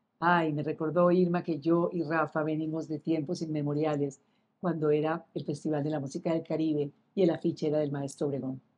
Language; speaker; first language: Spanish; native; Spanish